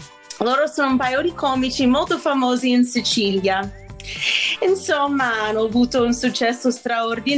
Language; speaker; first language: Italian; non-native, fluent; English